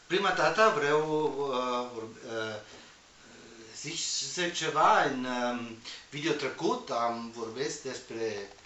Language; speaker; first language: Romanian; non-native, learner; Spanish